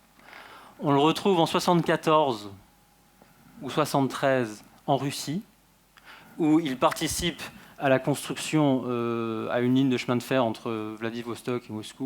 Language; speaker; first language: French; native; French